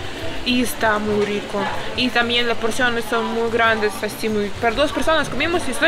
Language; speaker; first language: Spanish; non-native, learner; Ukrainian